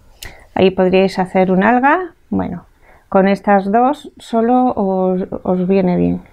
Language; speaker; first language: Spanish; native; Spanish